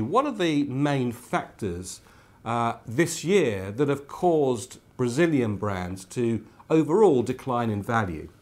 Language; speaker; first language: English; native; English